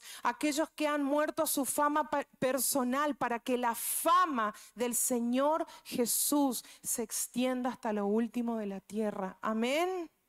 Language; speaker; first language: Spanish; native; Spanish